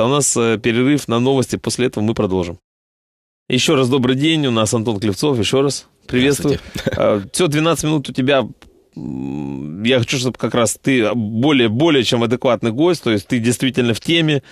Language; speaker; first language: Russian; native; Russian